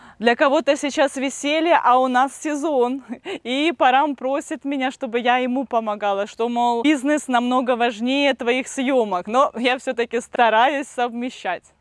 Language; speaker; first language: Russian; native; Russian